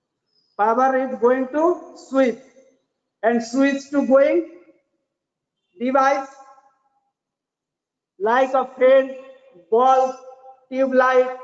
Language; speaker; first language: English; non-native, learner; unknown